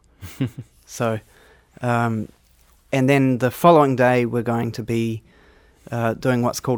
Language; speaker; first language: English; native; English